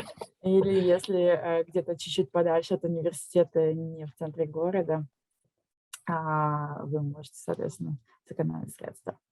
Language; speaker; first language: Russian; native; Russian